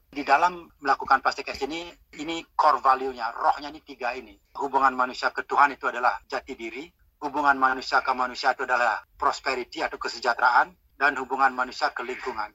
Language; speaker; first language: Indonesian; non-native, local second language; Balinese